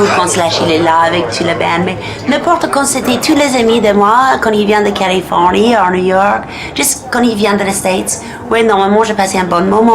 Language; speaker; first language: French; non-native, fluent; English